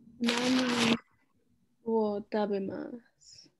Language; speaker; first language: Japanese; non-native, learner; English